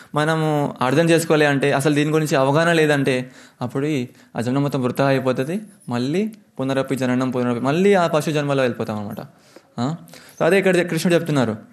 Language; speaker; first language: Telugu; native; Telugu